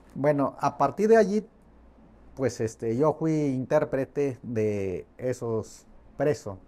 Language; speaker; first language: Spanish; non-native, fluent; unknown